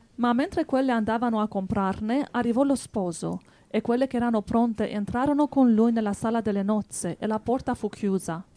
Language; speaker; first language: Italian; non-native, fluent; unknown